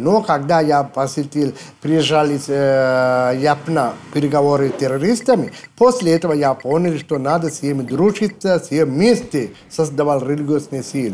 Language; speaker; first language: Russian; non-native, fluent; Sinhala